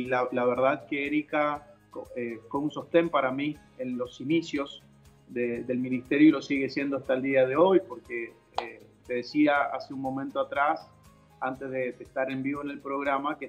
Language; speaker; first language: Spanish; native; Spanish